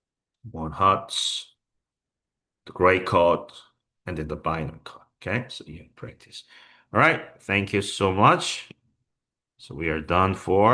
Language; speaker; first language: English; non-native, fluent; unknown